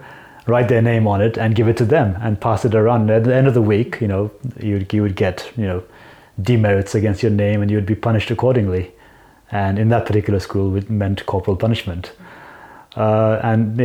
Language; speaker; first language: English; non-native, local second language; Nepali